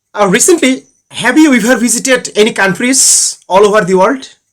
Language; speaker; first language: English; non-native, learner; Bangla